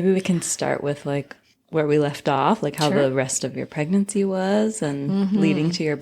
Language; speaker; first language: English; native; English